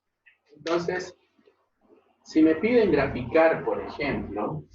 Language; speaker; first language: Spanish; native; Spanish